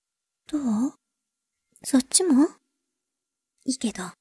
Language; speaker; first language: Japanese; non-native, learner; Chinese